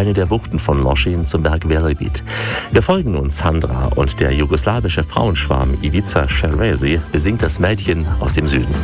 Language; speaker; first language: German; native; German